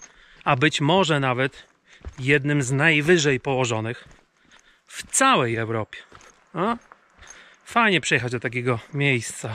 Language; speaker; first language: Polish; native; Polish